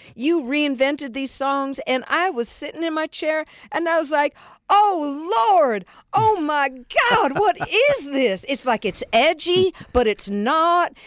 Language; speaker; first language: English; native; English